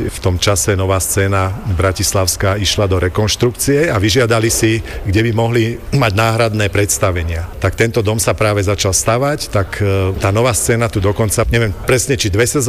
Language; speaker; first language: Slovak; native; Slovak